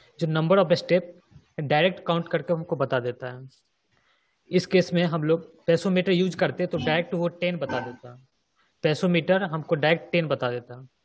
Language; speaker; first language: Hindi; native; Hindi